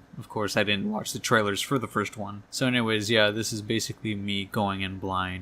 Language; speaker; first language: English; native; English